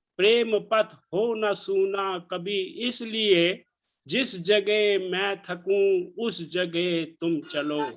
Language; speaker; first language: Hindi; native; Hindi